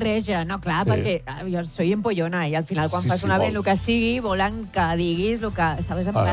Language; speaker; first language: Catalan; non-native, local second language; Spanish